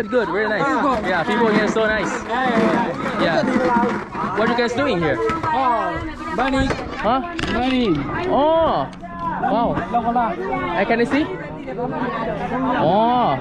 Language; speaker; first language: English; non-native, learner; Thai